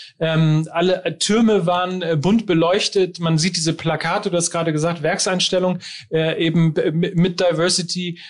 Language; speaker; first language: German; native; German